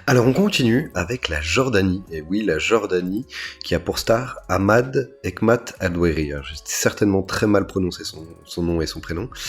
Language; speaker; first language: French; native; French